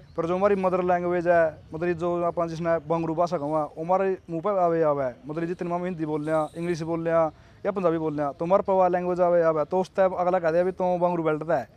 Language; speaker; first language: Punjabi; non-native, local second language; Haryanvi